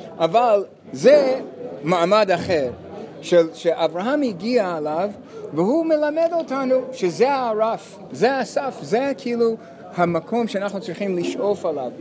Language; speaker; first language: Hebrew; non-native, fluent; English